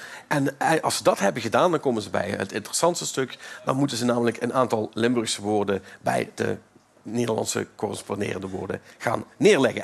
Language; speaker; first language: Dutch; native; Dutch